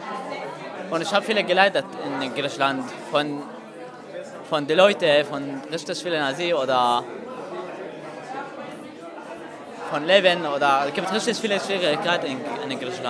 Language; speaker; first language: German; non-native, learner; Arabic